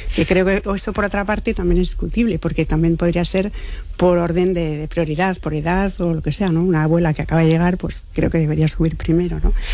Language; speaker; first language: Spanish; non-native, fluent; French